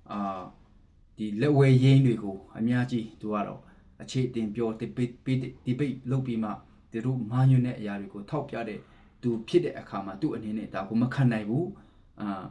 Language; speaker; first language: Burmese; non-native, local second language; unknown